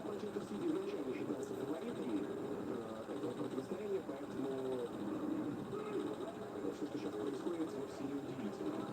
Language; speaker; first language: Russian; native; Russian